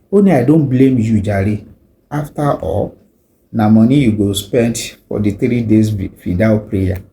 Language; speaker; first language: English; non-native, local second language; Yoruba